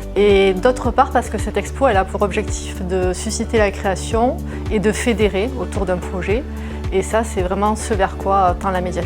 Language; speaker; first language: French; native; French